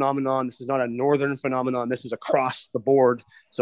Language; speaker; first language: English; native; English